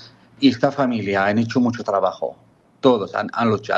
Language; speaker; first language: Spanish; non-native, fluent; Arabic